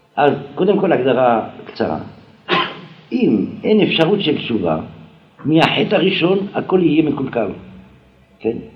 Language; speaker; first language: Hebrew; non-native, fluent; French